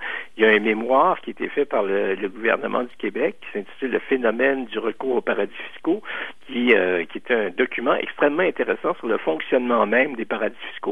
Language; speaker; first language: French; native; French